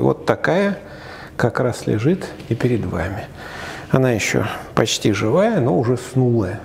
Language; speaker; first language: Russian; native; Russian